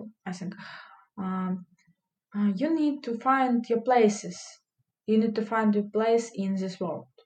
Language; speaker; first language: English; non-native, learner; Russian